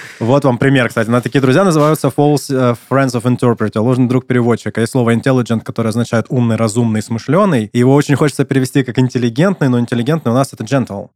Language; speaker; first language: Russian; native; Russian